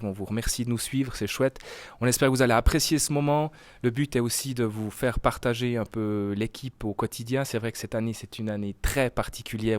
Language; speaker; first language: French; native; French